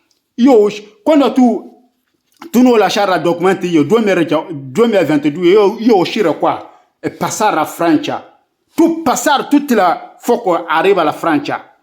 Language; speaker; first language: Italian; non-native, learner; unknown